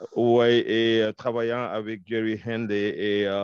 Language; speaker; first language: French; non-native, local second language; Wolof